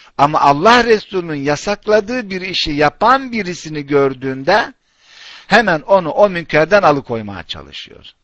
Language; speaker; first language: Turkish; non-native, fluent; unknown